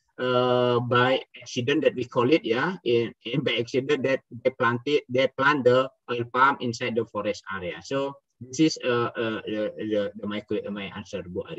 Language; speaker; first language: English; non-native, fluent; Indonesian